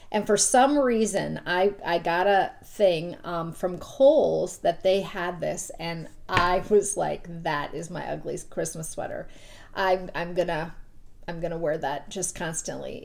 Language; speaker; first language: English; native; English